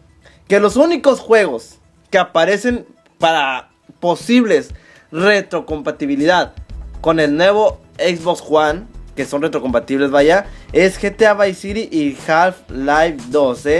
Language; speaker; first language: Spanish; native; Spanish